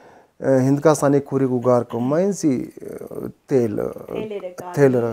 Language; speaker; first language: Armenian; non-native, learner; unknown